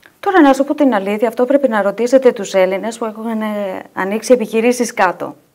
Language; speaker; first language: Greek; non-native, fluent; Albanian